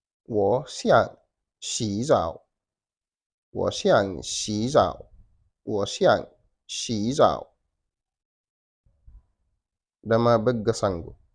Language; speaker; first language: Chinese; non-native, fluent; Wolof